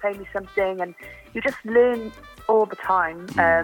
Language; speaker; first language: English; native; English